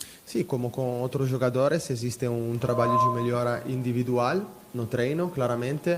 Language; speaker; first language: Portuguese; non-native, fluent; Italian